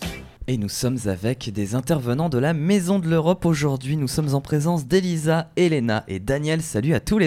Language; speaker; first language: French; native; French